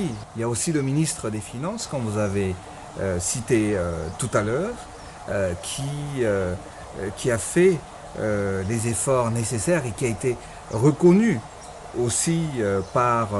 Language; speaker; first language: French; non-native, local second language; Malagasy